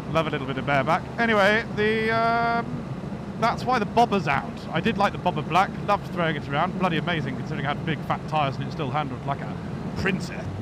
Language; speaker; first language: English; native; English